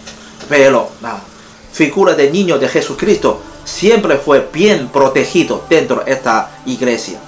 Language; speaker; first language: Spanish; non-native, fluent; Chinese